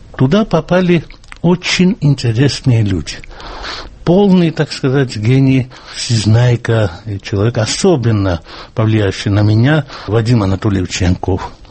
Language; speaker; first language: Russian; non-native, local second language; Georgian